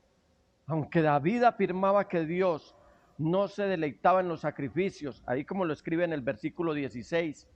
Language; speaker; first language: Spanish; native; Spanish